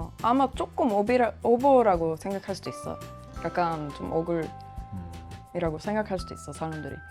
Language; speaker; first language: Korean; non-native, fluent; Swedish